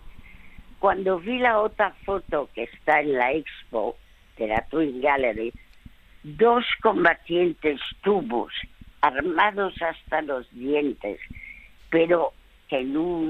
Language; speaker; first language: Spanish; early bilingual, other home language; French